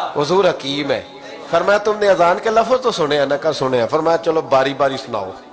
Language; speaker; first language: Urdu; non-native, local second language; Punjabi